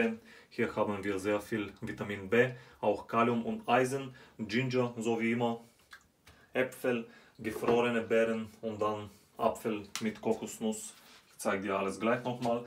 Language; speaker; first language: German; non-native, fluent; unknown